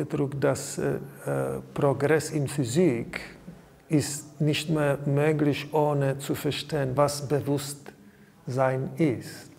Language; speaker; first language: German; non-native, learner; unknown